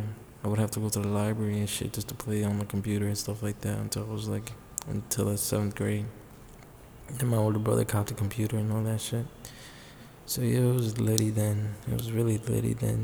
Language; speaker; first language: English; native; English